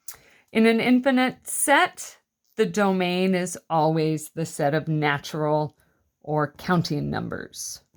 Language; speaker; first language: English; native; English